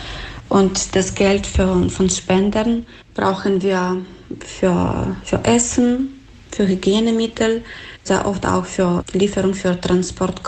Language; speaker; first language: German; non-native, fluent; Ukrainian